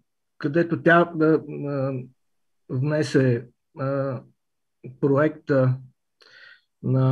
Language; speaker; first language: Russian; non-native, learner; Bulgarian